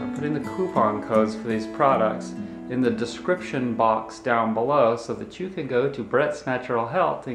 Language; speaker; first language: English; native; English